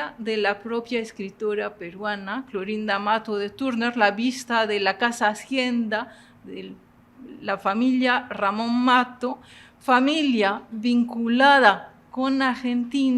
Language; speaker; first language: Spanish; non-native, fluent; French